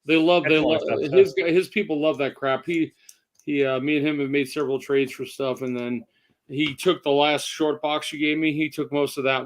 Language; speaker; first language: English; native; English